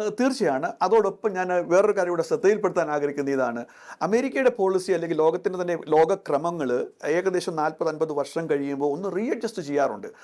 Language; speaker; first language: Malayalam; native; Malayalam